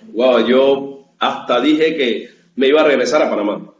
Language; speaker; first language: Spanish; native; Spanish